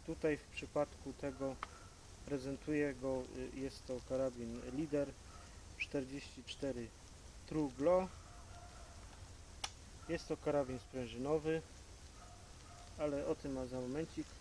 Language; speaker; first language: Polish; native; Polish